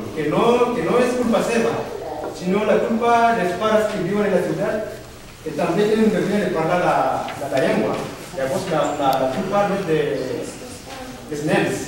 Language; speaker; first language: Catalan; non-native, learner; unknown